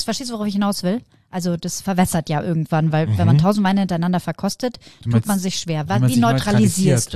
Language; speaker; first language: German; native; German